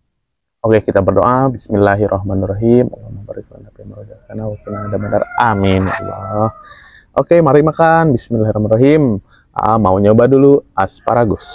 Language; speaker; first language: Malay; non-native, local second language; Sundanese